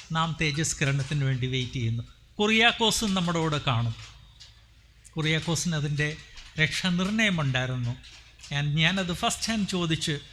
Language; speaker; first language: Malayalam; non-native, local second language; Hindi